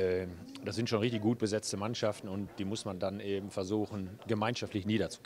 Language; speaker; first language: German; native; German